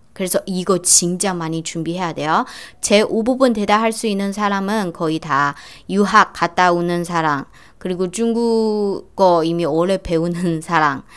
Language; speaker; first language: Korean; non-native, fluent; Chinese